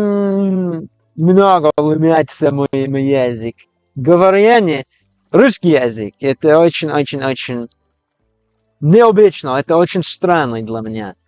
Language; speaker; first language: Russian; non-native, learner; English